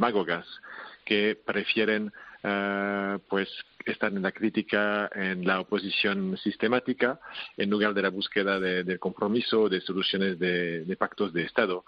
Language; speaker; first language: Spanish; non-native, fluent; French